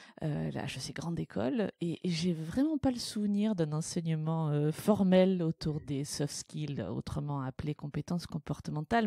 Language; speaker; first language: French; native; French